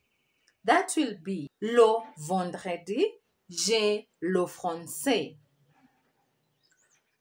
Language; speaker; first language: French; non-native, fluent; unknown